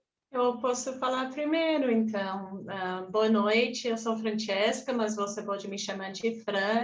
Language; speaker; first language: Portuguese; non-native, fluent; English